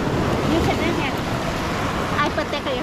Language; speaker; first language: English; non-native, learner; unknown